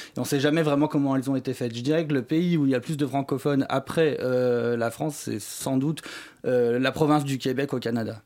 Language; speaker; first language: French; native; French